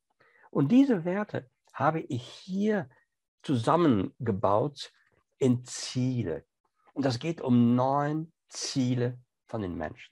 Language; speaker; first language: German; non-native, fluent; French